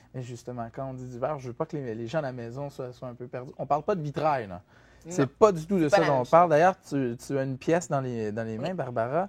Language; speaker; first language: French; native; French